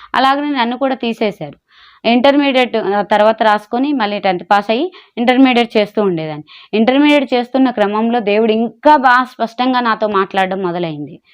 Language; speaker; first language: Telugu; non-native, local second language; Urdu